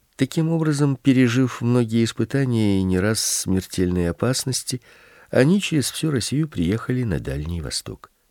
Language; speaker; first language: Russian; early bilingual, other home language; Swedish